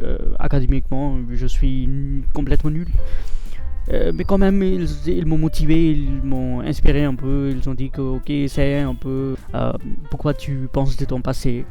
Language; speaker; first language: French; non-native, fluent; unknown